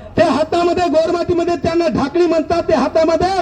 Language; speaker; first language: Marathi; non-native, local second language; Lambadi